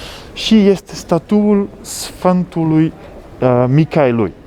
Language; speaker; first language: Romanian; non-native, learner; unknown